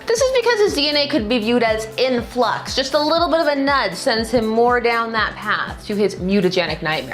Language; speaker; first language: English; native; English